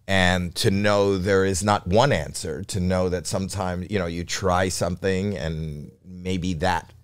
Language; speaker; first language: English; native; English